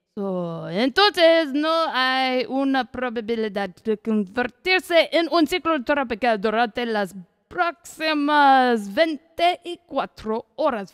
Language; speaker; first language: Spanish; non-native, learner; English